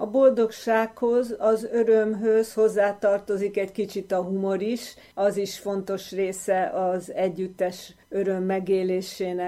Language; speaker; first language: Hungarian; native; Hungarian